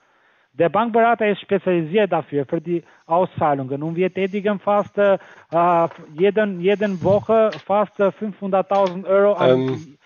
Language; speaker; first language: German; non-native, fluent; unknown